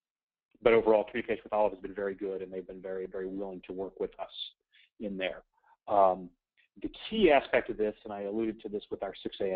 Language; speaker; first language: English; native; English